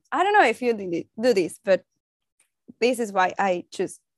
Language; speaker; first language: English; non-native, learner; Spanish